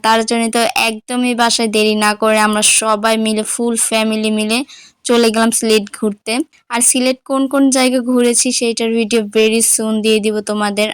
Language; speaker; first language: Bangla; native; Bangla